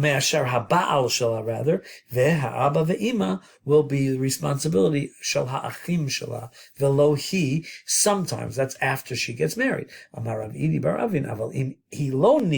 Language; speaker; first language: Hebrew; non-native, fluent; English